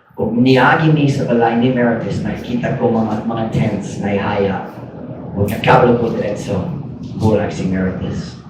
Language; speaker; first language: Cebuano; non-native, fluent; English